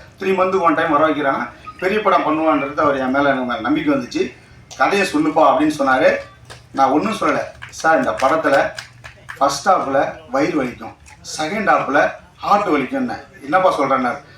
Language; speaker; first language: Tamil; native; Tamil